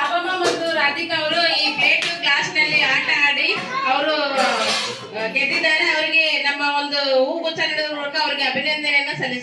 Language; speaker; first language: Kannada; native; Kannada